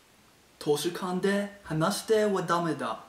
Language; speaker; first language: Japanese; non-native, learner; English